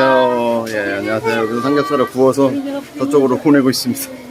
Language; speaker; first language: Korean; native; Korean